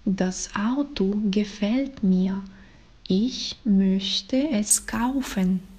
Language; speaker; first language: German; non-native, fluent; Bulgarian